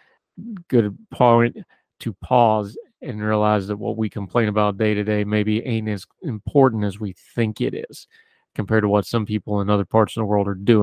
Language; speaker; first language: English; native; English